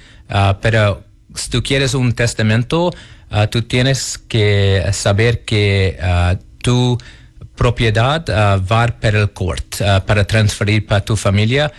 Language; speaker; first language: Spanish; non-native, learner; Portuguese